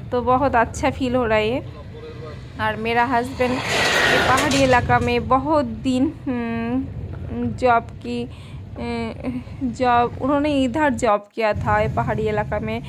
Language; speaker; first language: Hindi; non-native, local second language; Bangla